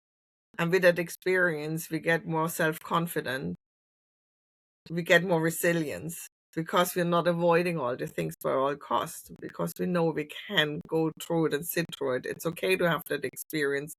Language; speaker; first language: English; non-native, fluent; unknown